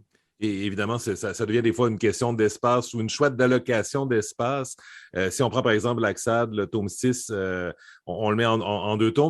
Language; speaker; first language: French; native; French